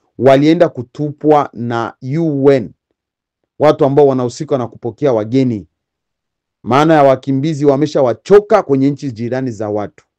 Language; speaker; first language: Swahili; native; Swahili